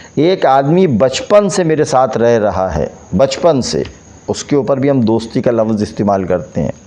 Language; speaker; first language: Urdu; native; Urdu